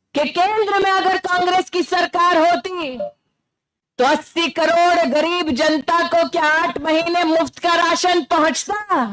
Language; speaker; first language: Hindi; non-native, local second language; Gujarati